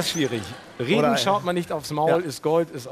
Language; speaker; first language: German; native; German